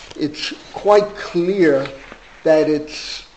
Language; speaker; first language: English; native; English